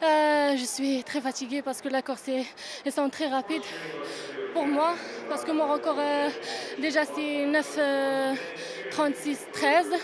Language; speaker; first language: French; non-native, learner; Arabic